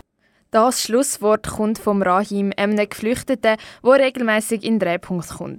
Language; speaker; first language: German; native; German